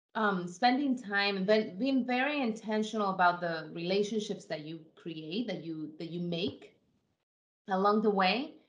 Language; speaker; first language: English; non-native, fluent; Spanish